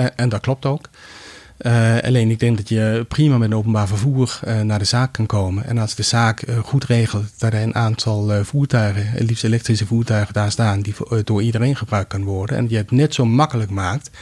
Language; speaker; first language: Dutch; non-native, fluent; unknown